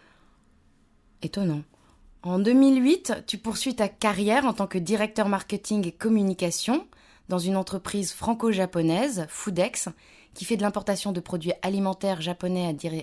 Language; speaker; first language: French; native; French